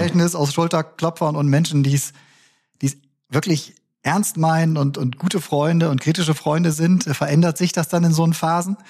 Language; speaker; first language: German; native; German